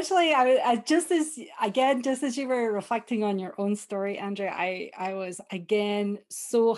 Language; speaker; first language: English; native; English